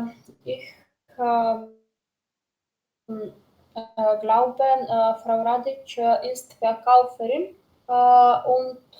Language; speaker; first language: German; non-native, learner; Macedonian